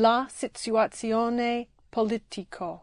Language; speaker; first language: Italian; non-native, learner; English